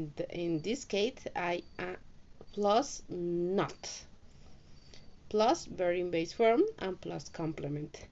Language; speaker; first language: English; non-native, learner; Spanish